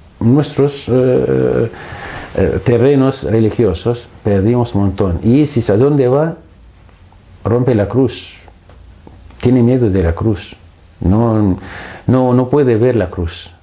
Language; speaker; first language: Spanish; non-native, fluent; Arabic